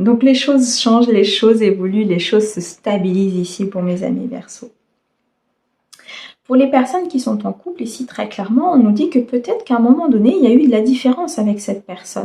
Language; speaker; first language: French; native; French